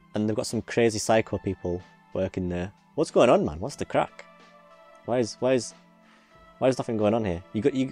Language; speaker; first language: English; native; English